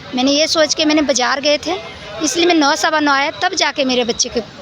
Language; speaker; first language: Hindi; native; Hindi